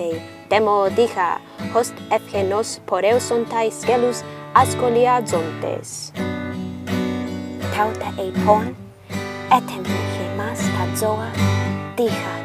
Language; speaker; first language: Greek; non-native, learner; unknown